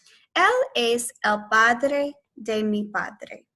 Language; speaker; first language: Spanish; non-native, fluent; English